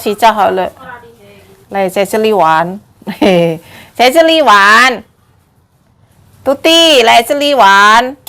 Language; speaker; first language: Chinese; non-native, learner; Javanese